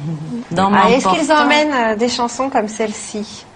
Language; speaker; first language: French; native; French